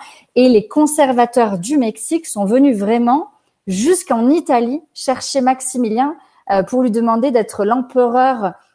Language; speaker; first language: French; native; French